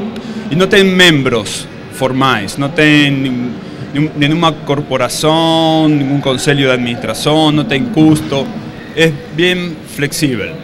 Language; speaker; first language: Portuguese; non-native, learner; Spanish